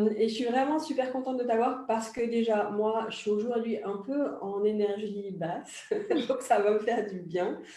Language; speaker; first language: French; native; French